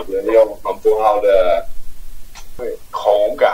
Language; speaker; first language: Chinese; non-native, learner; English